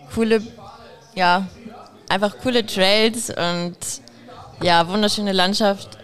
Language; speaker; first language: German; native; German